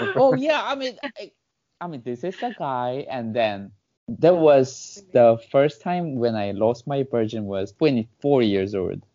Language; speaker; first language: English; non-native, fluent; Korean